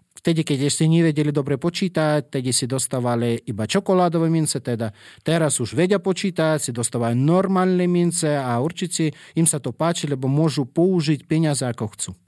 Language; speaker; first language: Slovak; non-native, fluent; Russian